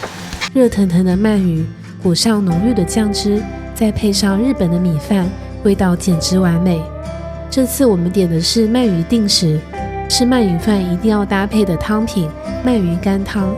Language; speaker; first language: Chinese; native; Chinese